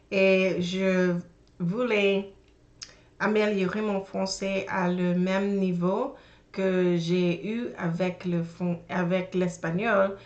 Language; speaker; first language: French; non-native, learner; English